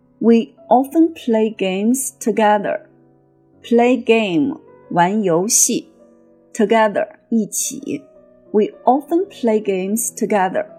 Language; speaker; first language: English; non-native, fluent; Chinese